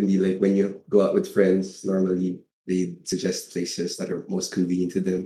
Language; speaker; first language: English; non-native, local second language; Filipino